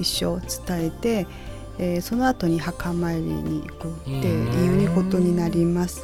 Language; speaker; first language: Japanese; non-native, fluent; Korean